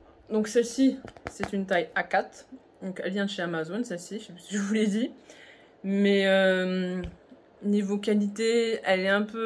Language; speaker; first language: French; native; French